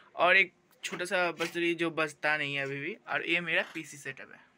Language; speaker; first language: Hindi; non-native, local second language; Bangla